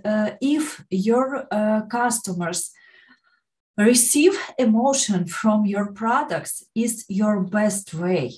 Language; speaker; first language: English; non-native, learner; Ukrainian